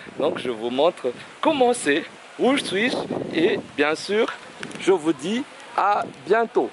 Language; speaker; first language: French; non-native, local second language; Malagasy